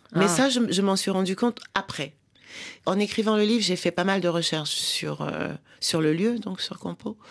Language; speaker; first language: French; native; French